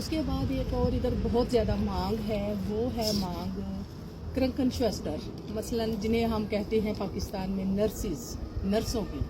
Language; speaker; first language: Urdu; non-native, local second language; Punjabi